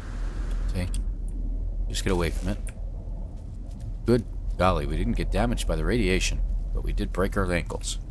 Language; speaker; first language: English; native; English